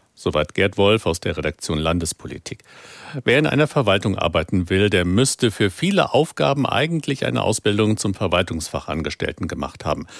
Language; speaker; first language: German; native; German